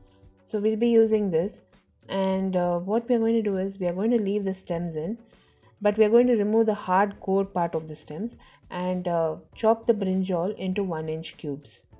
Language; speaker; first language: English; non-native, local second language; Tamil